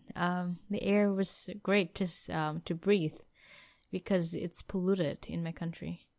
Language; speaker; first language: English; non-native, fluent; Vietnamese